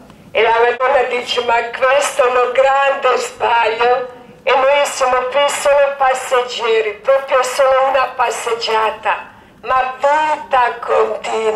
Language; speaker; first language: Italian; non-native, learner; Croatian